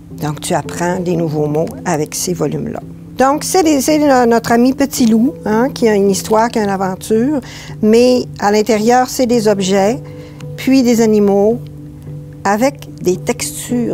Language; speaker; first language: French; native; French